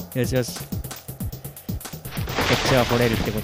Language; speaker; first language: Japanese; native; Japanese